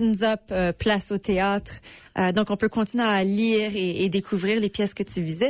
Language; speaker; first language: French; native; French